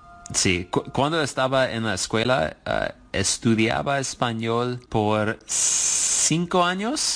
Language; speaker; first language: Spanish; non-native, learner; English